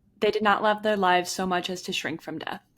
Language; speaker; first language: English; native; English